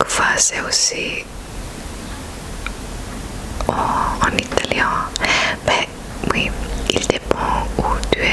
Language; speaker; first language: French; non-native, fluent; German